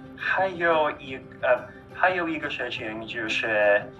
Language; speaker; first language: Chinese; non-native, fluent; Russian